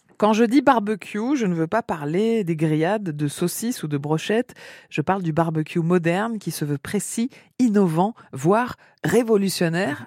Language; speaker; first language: French; native; French